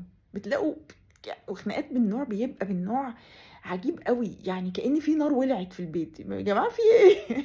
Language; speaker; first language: Arabic; native; Arabic